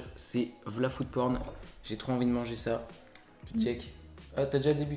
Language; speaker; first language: French; native; French